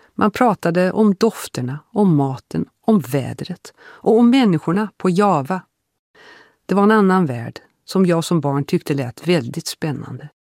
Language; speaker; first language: Swedish; early bilingual, heritage; Swedish